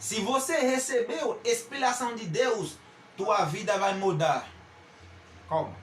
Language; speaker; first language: Portuguese; non-native, learner; Haitian Creole